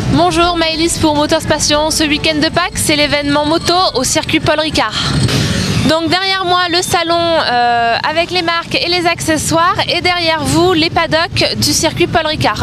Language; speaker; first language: French; native; French